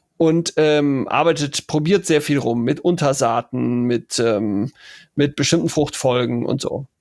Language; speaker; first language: German; native; German